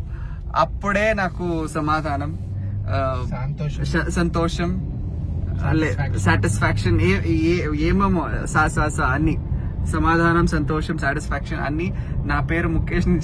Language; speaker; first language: Telugu; non-native, learner; Kannada